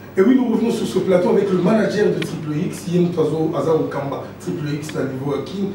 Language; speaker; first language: French; non-native, local second language; Lingala